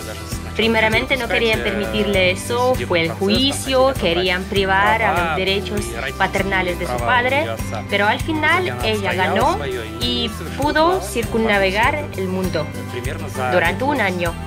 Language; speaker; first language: Spanish; non-native, fluent; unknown